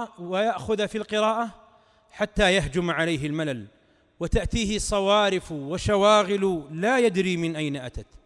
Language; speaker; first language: Arabic; native; Arabic